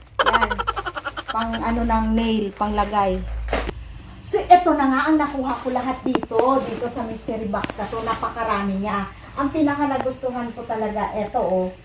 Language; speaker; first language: Filipino; native; Filipino